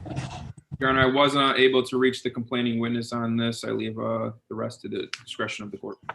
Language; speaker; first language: English; native; English